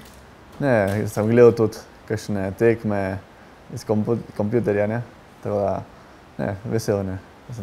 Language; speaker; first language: Slovenian; early bilingual, heritage; Spanish